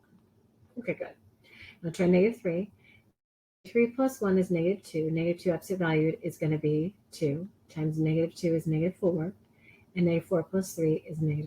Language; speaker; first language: English; native; English